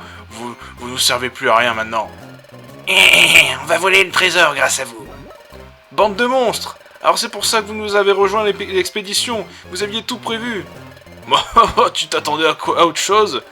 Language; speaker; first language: French; native; French